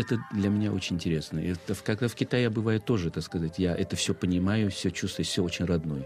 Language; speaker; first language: Russian; non-native, fluent; Chinese